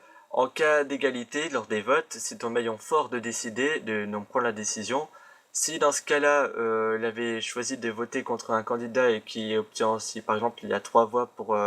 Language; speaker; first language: French; native; French